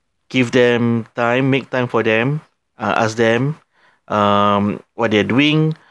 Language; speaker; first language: English; non-native, local second language; Malay